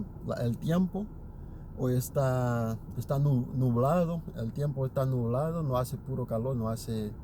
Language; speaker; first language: Spanish; non-native, learner; Haitian Creole